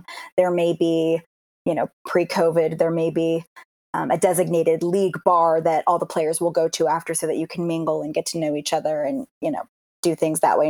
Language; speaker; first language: English; native; English